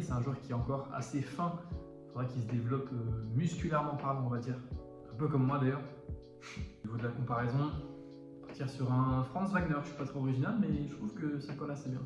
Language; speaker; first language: French; native; French